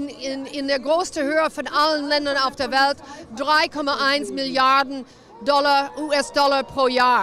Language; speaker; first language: German; non-native, fluent; English